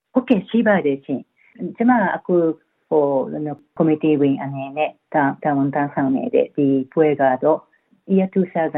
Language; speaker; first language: Burmese; non-native, fluent; Japanese